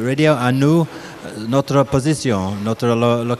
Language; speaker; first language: French; non-native, learner; English